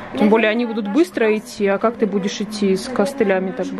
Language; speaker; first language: Russian; native; Russian